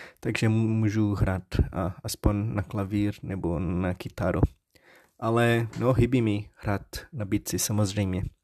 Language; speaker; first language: Czech; non-native, learner; Portuguese